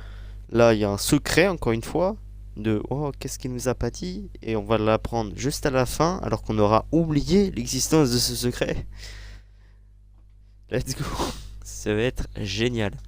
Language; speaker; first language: French; native; French